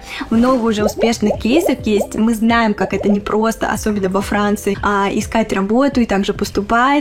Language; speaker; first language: Russian; native; Russian